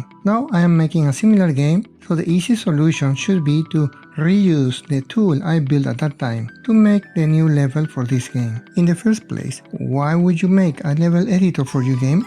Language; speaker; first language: English; non-native, fluent; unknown